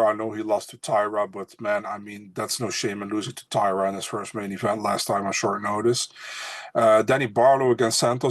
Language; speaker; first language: English; non-native, fluent; Dutch